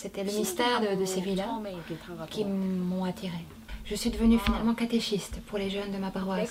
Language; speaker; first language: French; non-native, fluent; Korean